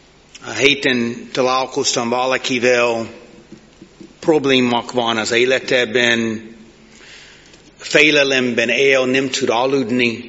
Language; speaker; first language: Hungarian; non-native, learner; English